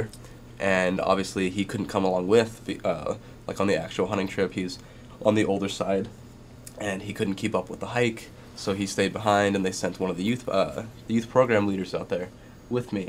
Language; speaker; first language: English; native; English